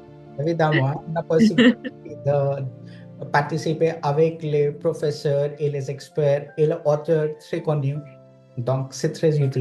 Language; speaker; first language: French; non-native, fluent; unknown